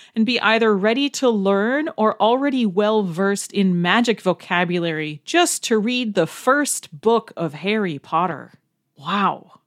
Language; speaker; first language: English; native; English